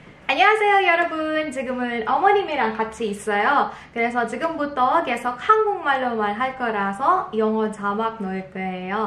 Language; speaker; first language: Korean; non-native, fluent; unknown